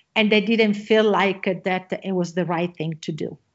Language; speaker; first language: English; non-native, fluent; Italian